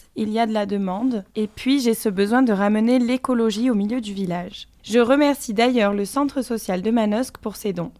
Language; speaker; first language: French; native; French